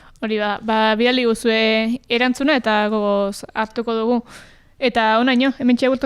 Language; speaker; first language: Basque; native; Basque